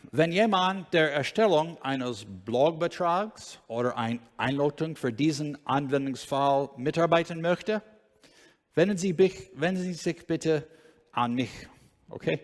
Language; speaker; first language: German; non-native, learner; English